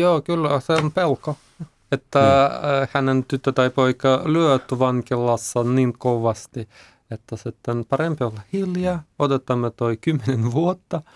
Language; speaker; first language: Finnish; non-native, learner; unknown